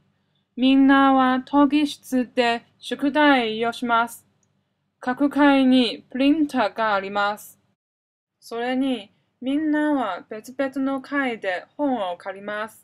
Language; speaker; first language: Japanese; non-native, learner; Cantonese